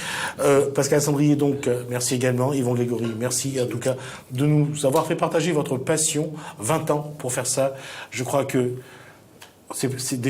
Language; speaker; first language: French; native; French